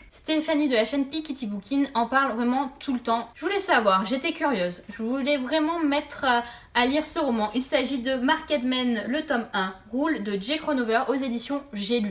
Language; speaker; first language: French; native; French